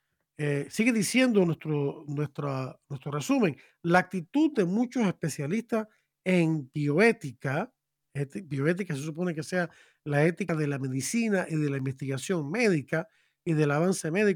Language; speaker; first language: Spanish; native; Spanish